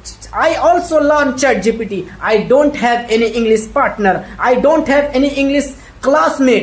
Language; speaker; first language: English; non-native, learner; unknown